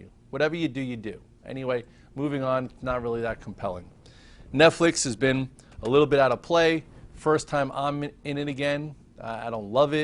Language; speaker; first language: English; native; English